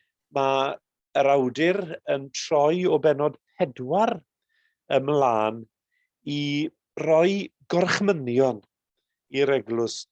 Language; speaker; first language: Welsh; native; Welsh